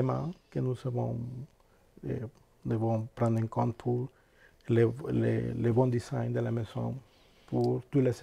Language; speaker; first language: French; non-native, fluent; Spanish